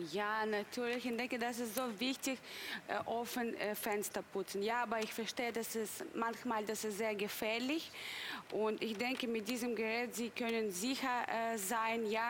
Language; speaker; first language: German; non-native, learner; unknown